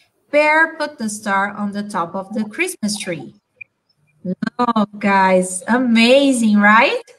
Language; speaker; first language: English; non-native, fluent; Portuguese